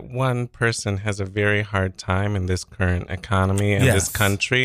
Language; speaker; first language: English; native; English